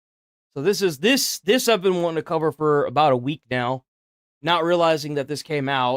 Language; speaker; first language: English; native; English